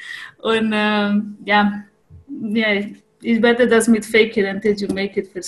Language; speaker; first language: German; non-native, fluent; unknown